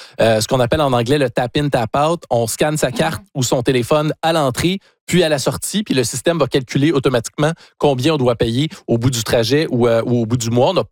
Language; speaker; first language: French; native; French